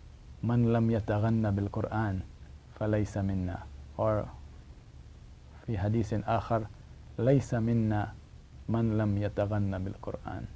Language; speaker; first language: Arabic; non-native, learner; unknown